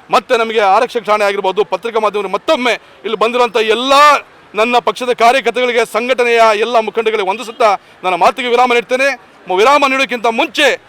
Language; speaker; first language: Kannada; native; Kannada